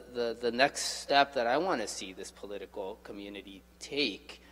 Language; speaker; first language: English; native; English